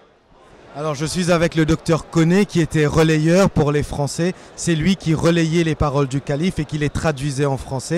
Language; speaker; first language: French; native; French